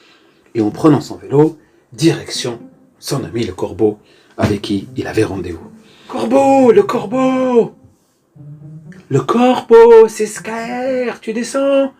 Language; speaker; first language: French; native; French